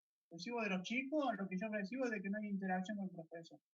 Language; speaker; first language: Spanish; native; Spanish